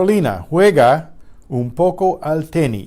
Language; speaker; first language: Spanish; non-native, fluent; English